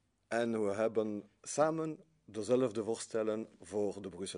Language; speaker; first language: Dutch; non-native, local second language; French